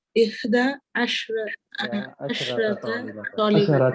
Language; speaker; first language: Arabic; non-native, learner; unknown